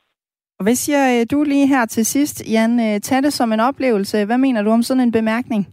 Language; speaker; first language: Danish; native; Danish